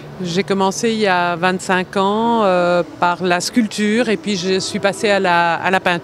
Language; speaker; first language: French; non-native, fluent; Italian